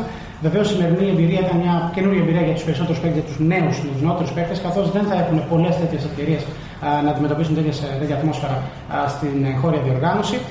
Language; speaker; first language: Greek; native; Greek